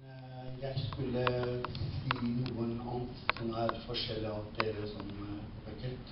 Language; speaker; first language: Norwegian; non-native, learner; Kurdish